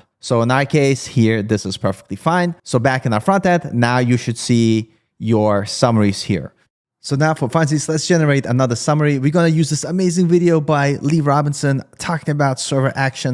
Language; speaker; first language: English; native; English